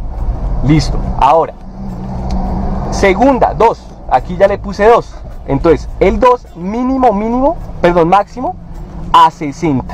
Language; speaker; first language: Spanish; native; Spanish